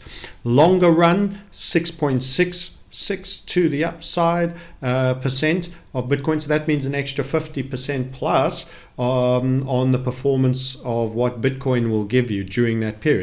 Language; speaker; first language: English; native; English